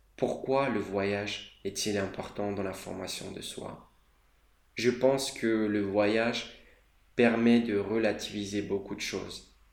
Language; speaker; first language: French; non-native, fluent; Romanian